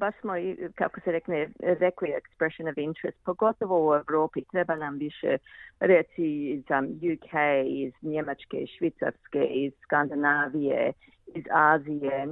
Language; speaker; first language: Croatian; early bilingual, heritage; Croatian